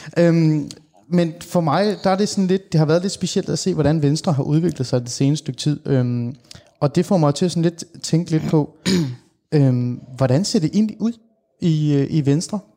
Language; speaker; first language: Danish; early bilingual, other home language; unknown